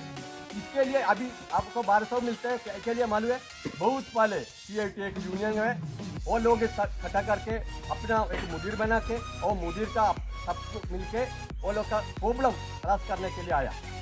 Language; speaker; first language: Hindi; non-native, local second language; Malayalam